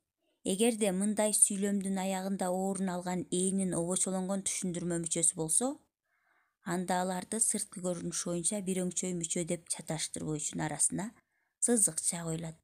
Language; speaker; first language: Kyrgyz; native; Kyrgyz